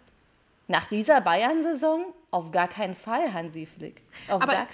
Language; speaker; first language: German; native; German